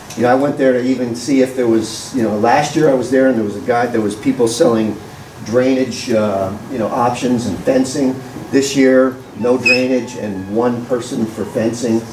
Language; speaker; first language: English; native; English